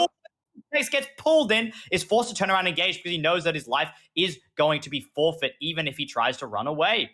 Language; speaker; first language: English; native; English